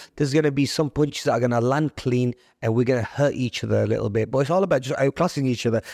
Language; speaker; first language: English; native; English